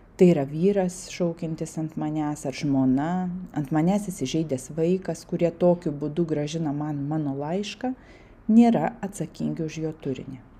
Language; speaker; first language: Lithuanian; non-native, local second language; Russian